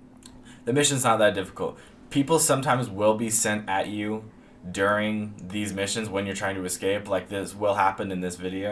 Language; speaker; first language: English; native; English